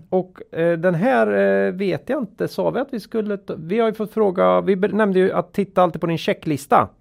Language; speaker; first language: Swedish; native; Swedish